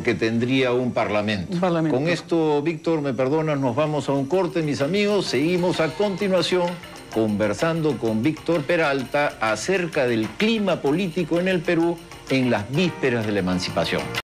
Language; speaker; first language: Spanish; native; Spanish